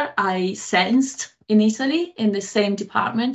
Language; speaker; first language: English; non-native, fluent; Italian